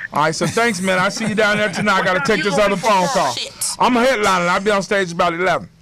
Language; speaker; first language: English; native; English